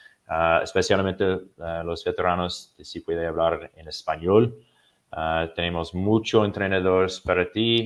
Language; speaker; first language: Spanish; non-native, learner; English